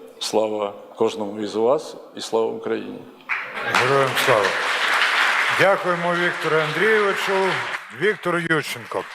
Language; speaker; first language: Ukrainian; native; Ukrainian